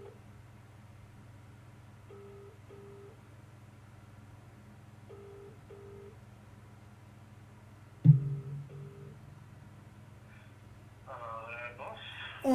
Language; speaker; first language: English; native; English